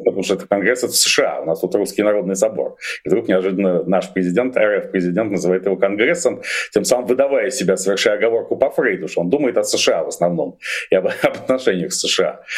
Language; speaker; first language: Russian; native; Russian